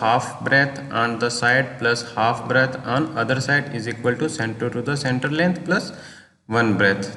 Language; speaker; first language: English; non-native, local second language; Hindi